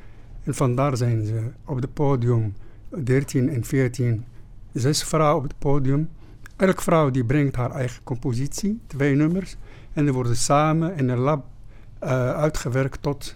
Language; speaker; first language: Dutch; non-native, fluent; Arabic